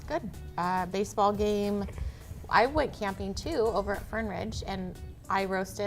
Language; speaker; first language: English; native; English